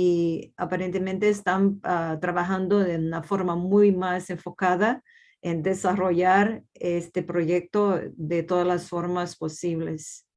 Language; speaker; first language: Spanish; non-native, fluent; Portuguese